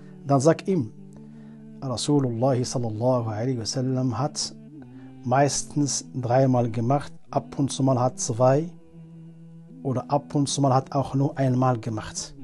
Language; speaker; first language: German; non-native, learner; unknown